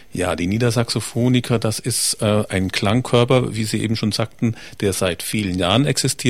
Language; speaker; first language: German; native; German